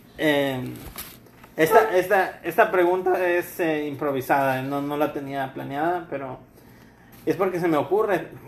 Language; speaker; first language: Spanish; native; Spanish